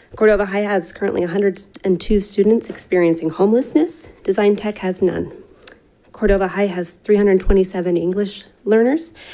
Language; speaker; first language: English; native; English